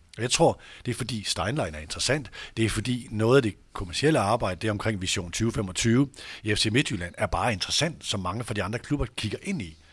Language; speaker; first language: Danish; native; Danish